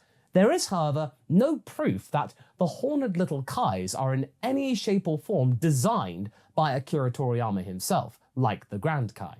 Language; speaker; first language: English; native; English